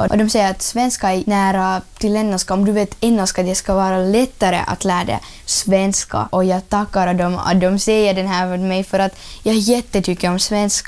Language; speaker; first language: Swedish; early bilingual, other home language; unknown